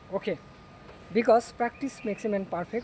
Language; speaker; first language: English; non-native, learner; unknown